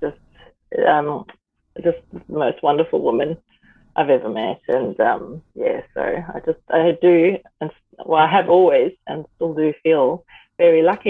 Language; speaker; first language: English; native; English